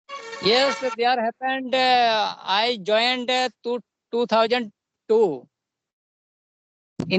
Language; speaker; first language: English; non-native, learner; Santali